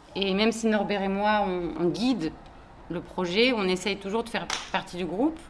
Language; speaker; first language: French; native; French